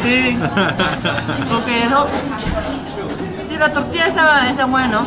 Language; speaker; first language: Spanish; non-native, fluent; Japanese